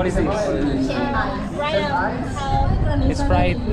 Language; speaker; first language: English; non-native, learner; Spanish